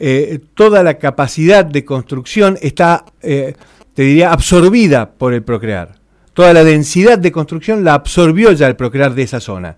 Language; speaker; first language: Spanish; native; Spanish